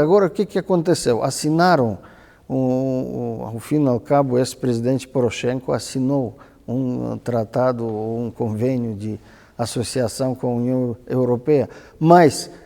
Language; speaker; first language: Portuguese; non-native, fluent; Russian